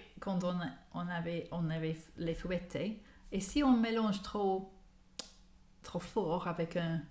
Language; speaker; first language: French; non-native, learner; English